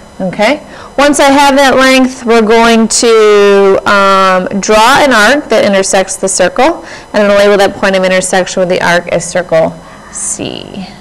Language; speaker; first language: English; native; English